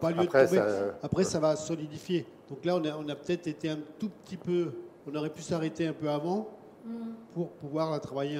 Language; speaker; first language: French; native; French